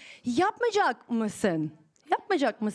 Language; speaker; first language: Turkish; non-native, fluent; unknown